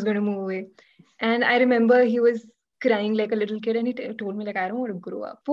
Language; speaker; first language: English; non-native, local second language; Hindi